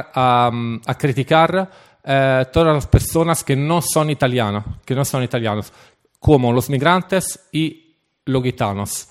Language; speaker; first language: Spanish; non-native, fluent; Italian